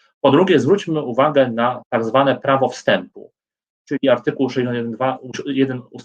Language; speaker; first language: Polish; native; Polish